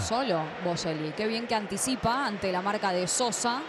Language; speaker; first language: Spanish; native; Spanish